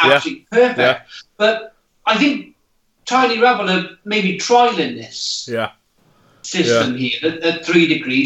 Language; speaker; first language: English; native; English